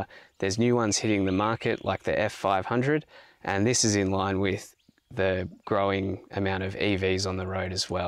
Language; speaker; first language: English; native; English